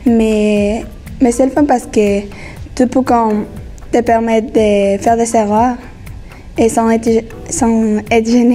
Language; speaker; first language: French; non-native, fluent; Spanish